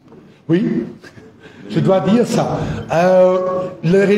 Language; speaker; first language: French; non-native, fluent; Dutch